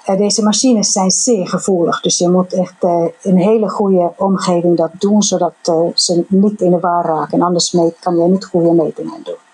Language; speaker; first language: Dutch; non-native, fluent; Finnish